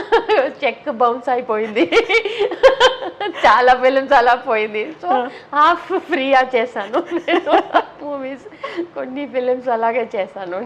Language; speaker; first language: Telugu; non-native, local second language; Tamil